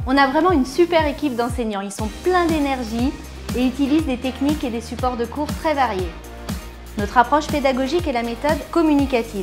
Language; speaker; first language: French; native; French